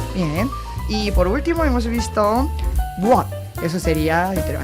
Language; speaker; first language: Spanish; non-native, learner; Korean